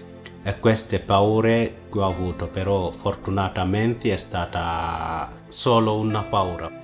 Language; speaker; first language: Italian; non-native, fluent; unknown